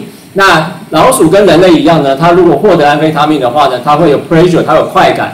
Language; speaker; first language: Chinese; native; Chinese